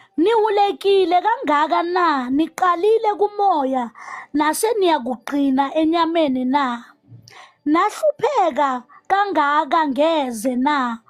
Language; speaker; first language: Zulu; non-native, local second language; Southern Sotho